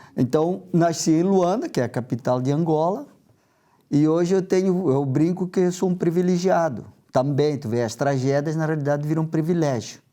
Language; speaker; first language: Portuguese; native; Portuguese